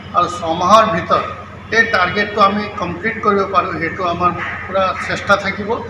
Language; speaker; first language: Assamese; non-native, local second language; Marwari